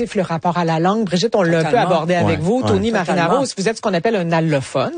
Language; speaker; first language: French; native; French